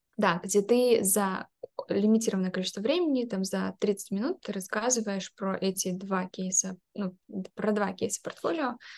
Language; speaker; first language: Russian; native; Russian